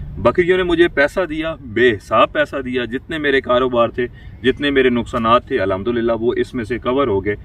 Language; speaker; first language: Hindi; non-native, local second language; Punjabi